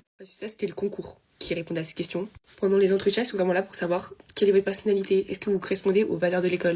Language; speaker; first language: French; native; French